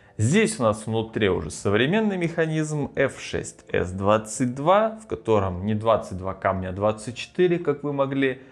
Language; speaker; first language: Russian; native; Russian